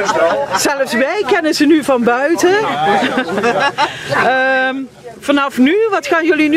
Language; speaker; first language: Dutch; native; Dutch